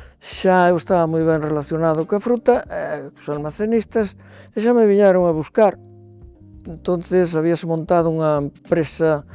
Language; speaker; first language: Galician; native; Galician